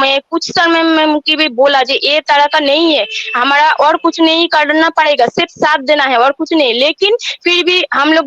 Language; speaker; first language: Hindi; non-native, local second language; Bangla